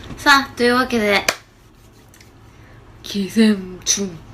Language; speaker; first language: Korean; non-native, learner; Japanese